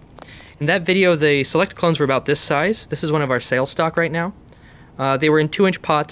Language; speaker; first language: English; native; English